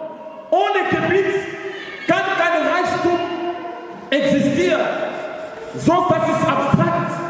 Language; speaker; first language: German; non-native, learner; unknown